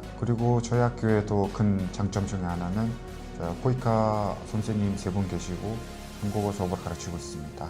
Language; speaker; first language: Korean; non-native, fluent; Mongolian